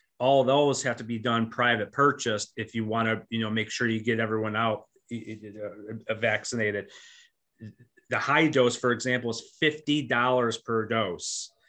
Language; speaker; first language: English; native; English